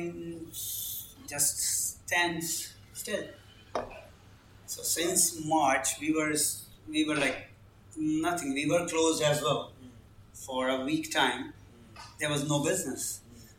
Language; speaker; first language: English; non-native, local second language; Punjabi